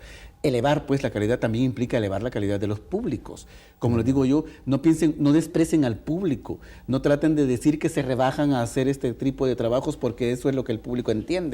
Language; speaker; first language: Spanish; native; Spanish